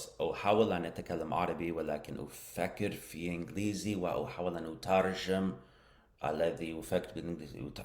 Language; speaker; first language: Arabic; non-native, learner; English